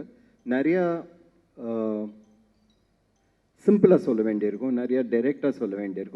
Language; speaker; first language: Tamil; native; Tamil